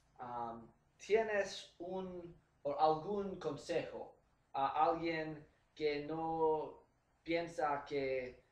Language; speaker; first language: Spanish; non-native, learner; English